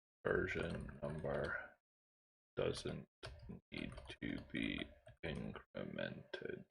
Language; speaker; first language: English; native; English